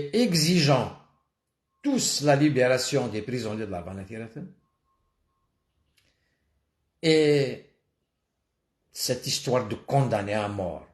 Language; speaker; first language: French; non-native, local second language; Kabyle